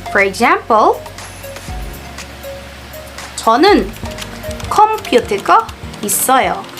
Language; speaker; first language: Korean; non-native, learner; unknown